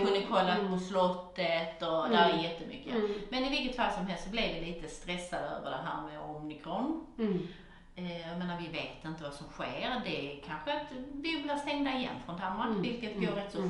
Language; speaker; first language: Swedish; native; Swedish